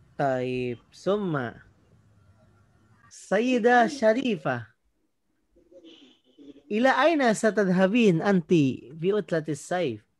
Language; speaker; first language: Arabic; non-native, fluent; Indonesian